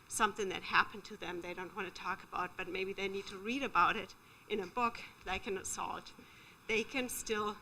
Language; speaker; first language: English; non-native, fluent; German